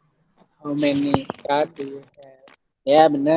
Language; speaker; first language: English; non-native, learner; Indonesian